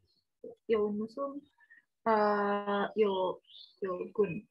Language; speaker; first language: Turkish; non-native, learner; Indonesian